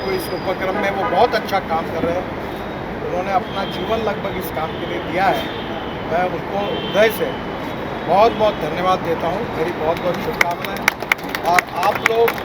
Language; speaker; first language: Hindi; non-native, local second language; Marathi